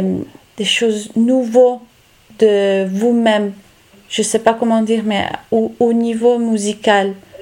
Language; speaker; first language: French; non-native, learner; Italian